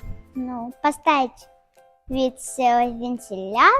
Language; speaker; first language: Russian; non-native, local second language; Tajik